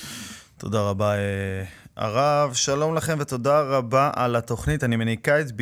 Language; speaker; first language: Hebrew; native; Hebrew